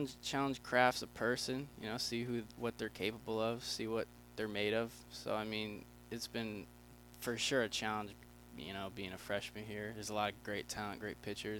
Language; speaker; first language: English; native; English